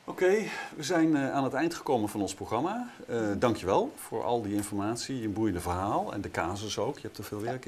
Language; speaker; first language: Dutch; native; Dutch